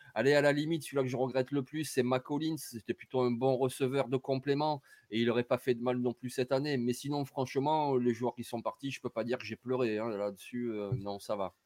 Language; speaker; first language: French; native; French